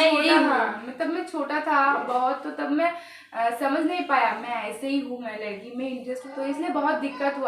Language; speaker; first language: Hindi; non-native, local second language; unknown